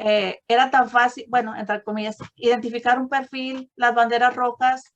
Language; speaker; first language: Spanish; native; Spanish